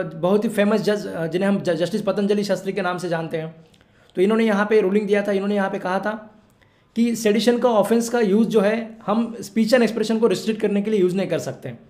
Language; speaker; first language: Hindi; non-native, local second language; Marathi